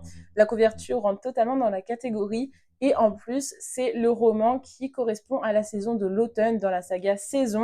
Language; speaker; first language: French; native; French